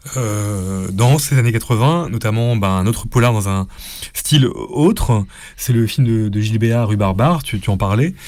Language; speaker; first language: French; native; French